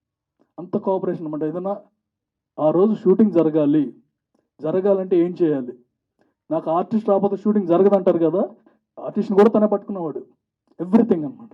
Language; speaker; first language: Telugu; native; Telugu